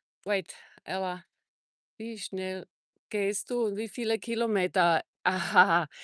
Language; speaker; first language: German; non-native, fluent; Czech